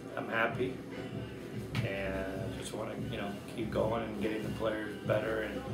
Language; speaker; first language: English; native; English